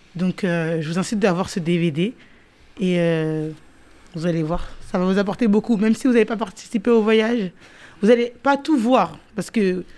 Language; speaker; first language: French; native; French